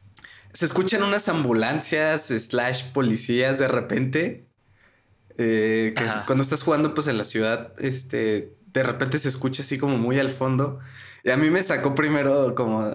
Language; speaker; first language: Spanish; native; Spanish